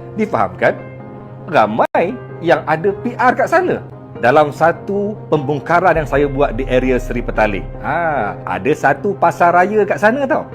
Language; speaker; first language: Malay; native; Malay